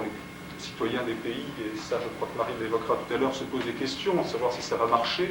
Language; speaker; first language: French; native; French